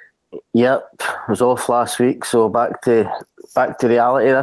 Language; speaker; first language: English; native; English